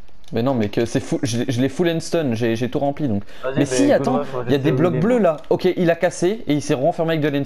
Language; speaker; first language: French; native; French